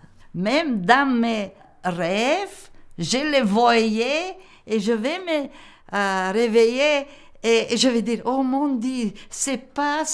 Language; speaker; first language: French; non-native, local second language; Macedonian